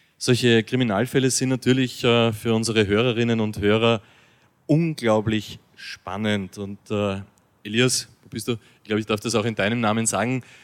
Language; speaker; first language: German; native; German